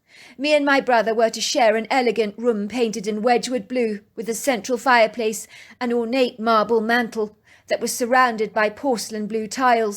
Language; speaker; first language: English; native; English